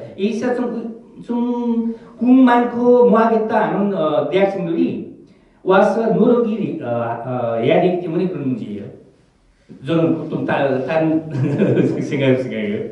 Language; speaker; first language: Korean; non-native, fluent; Nepali